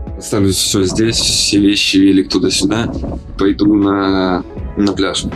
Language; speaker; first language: Russian; native; Russian